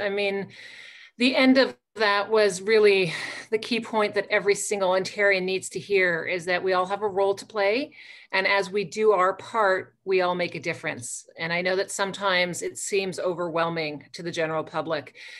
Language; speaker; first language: English; native; English